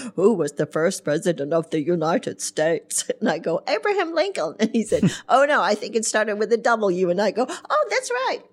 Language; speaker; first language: English; non-native, fluent; German